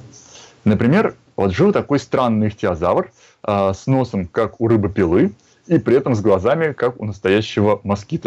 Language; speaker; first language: Russian; native; Russian